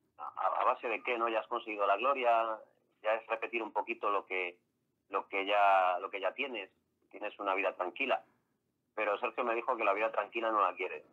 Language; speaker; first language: Spanish; native; Spanish